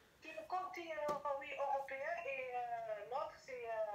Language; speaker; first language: French; non-native, learner; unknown